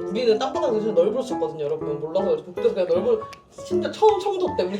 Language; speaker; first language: Korean; native; Korean